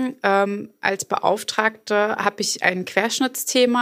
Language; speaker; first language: German; early bilingual, other home language; Arabic